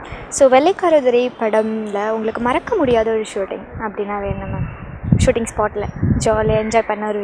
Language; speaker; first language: Tamil; native; Tamil